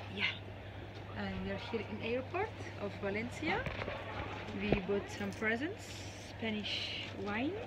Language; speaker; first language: English; non-native, learner; Russian